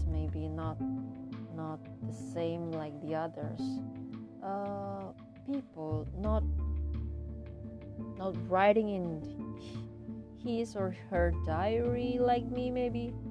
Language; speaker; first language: English; non-native, learner; Indonesian